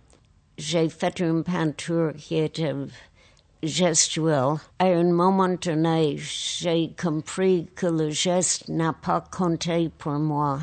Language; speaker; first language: French; non-native, fluent; English